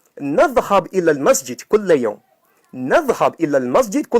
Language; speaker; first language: Arabic; non-native, fluent; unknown